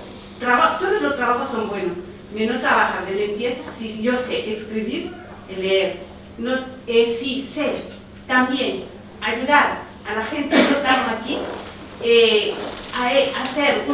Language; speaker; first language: Spanish; non-native, learner; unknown